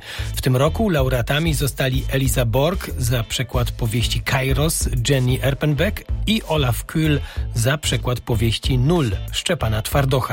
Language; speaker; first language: Polish; native; Polish